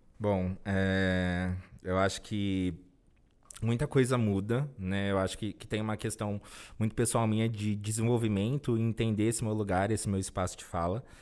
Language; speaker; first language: Portuguese; native; Portuguese